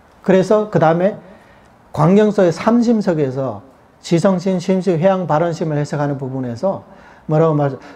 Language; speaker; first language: Korean; native; Korean